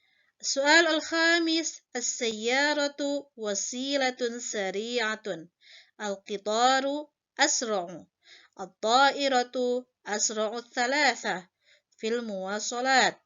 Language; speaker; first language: Arabic; non-native, fluent; Indonesian